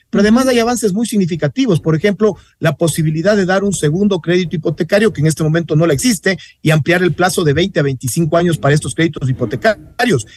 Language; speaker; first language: Spanish; native; Spanish